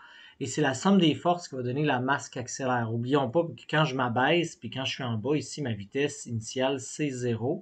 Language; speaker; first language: French; native; French